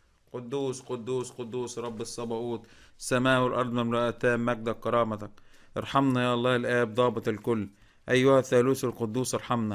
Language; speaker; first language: Arabic; native; Arabic